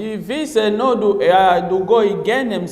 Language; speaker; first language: Danish; non-native, fluent; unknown